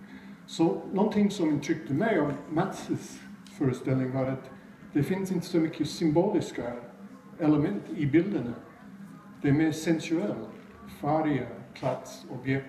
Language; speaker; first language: Swedish; non-native, fluent; English